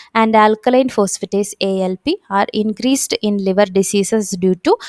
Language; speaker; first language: English; non-native, local second language; Malayalam